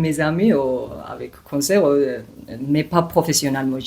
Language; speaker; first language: French; non-native, learner; Georgian